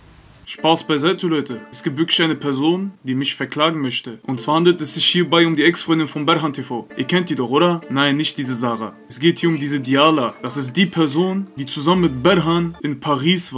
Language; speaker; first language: German; early bilingual, other home language; Turkish